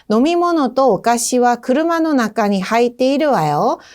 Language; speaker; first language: Japanese; non-native, fluent; Korean